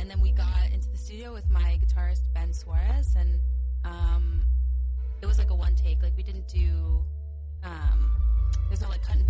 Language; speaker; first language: English; native; English